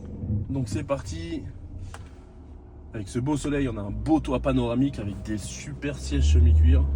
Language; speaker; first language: French; native; French